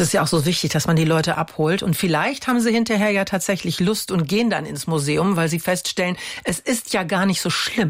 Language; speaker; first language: German; native; German